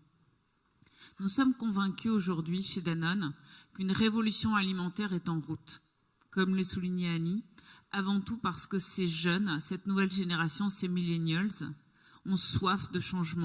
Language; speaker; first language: French; native; French